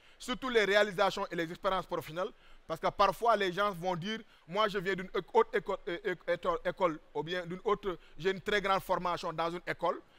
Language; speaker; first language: French; non-native, local second language; Wolof